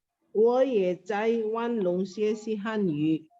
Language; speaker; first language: Chinese; non-native, learner; Indonesian